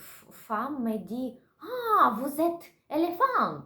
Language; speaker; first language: French; non-native, learner; Russian